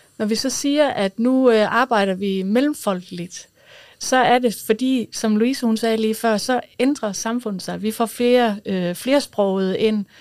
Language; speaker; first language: Danish; native; Danish